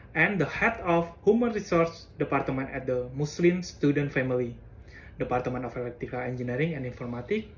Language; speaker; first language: English; non-native, fluent; Indonesian